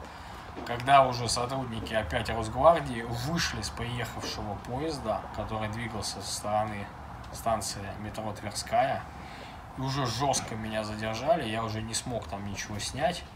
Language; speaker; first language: Russian; native; Russian